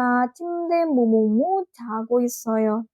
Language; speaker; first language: Korean; non-native, fluent; Indonesian